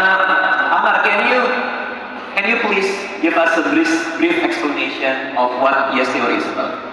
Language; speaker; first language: English; non-native, fluent; Indonesian